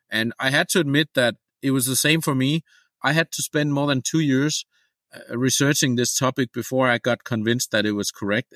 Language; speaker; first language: English; non-native, fluent; Danish